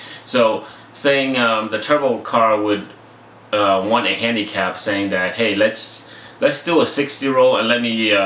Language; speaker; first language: English; native; English